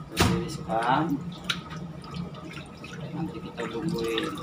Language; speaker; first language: Indonesian; native; Indonesian